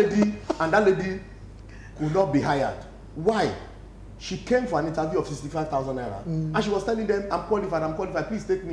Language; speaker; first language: English; non-native, local second language; Yoruba